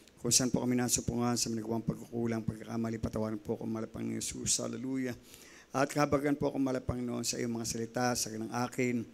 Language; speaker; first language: Filipino; native; Filipino